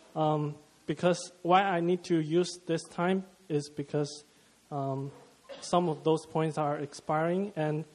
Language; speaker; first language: English; non-native, fluent; Chinese